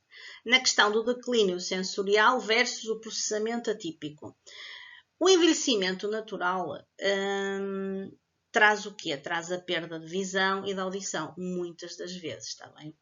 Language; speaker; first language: Portuguese; native; Portuguese